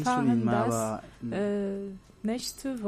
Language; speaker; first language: German; non-native, learner; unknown